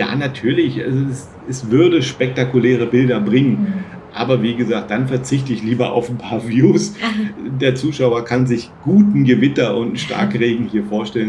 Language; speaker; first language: German; native; German